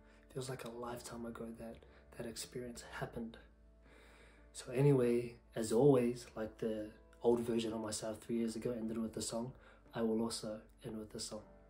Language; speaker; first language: English; native; English